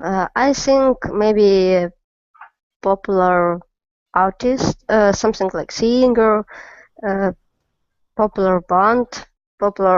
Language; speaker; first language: English; non-native, learner; Russian